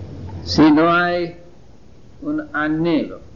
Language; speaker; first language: Spanish; non-native, fluent; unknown